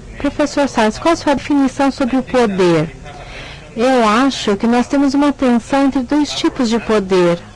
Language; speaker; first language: Portuguese; native; Portuguese